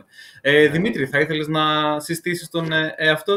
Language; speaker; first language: Greek; native; Greek